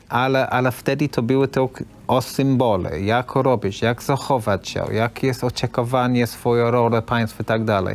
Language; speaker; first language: Polish; non-native, learner; English